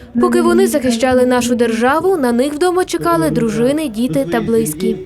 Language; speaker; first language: Ukrainian; native; Ukrainian